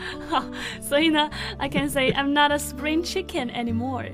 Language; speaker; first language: English; non-native, fluent; Chinese